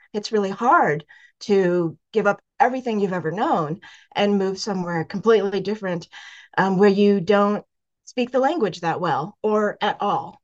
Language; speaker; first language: English; native; English